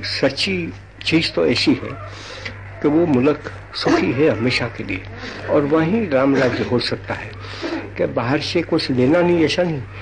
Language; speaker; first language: Hindi; non-native, local second language; Gujarati